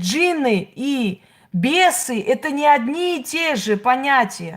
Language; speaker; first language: Russian; native; Russian